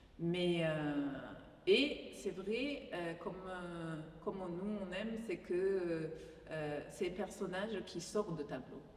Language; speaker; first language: French; non-native, fluent; Japanese